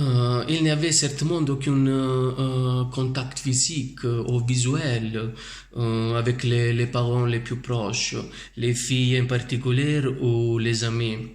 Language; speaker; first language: French; non-native, learner; Italian